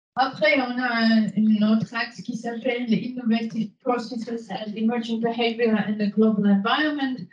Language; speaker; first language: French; non-native, fluent; German